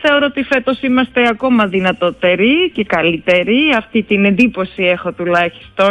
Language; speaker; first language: Greek; non-native, fluent; Georgian